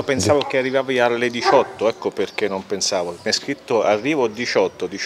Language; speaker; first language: Italian; native; Italian